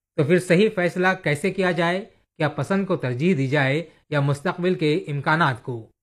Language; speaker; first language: Urdu; native; Urdu